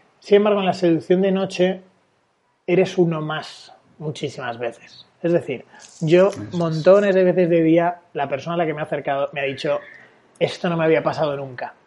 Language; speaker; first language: Spanish; native; Spanish